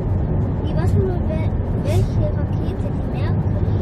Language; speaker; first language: German; native; German